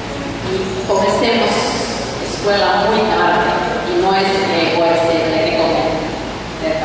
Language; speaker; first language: Spanish; non-native, learner; Finnish